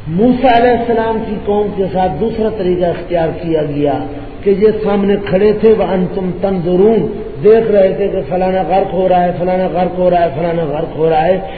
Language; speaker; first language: Urdu; non-native, local second language; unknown